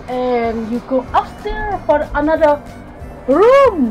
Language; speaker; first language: English; non-native, learner; Thai